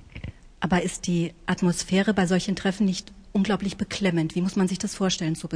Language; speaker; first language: German; native; German